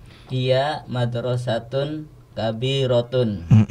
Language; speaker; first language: Arabic; non-native, learner; Indonesian